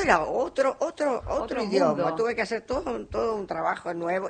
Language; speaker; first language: Spanish; native; Spanish